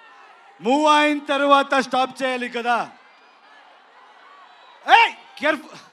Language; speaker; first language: Telugu; non-native, learner; Kannada